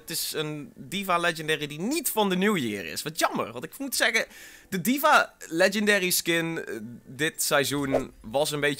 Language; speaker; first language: Dutch; native; Dutch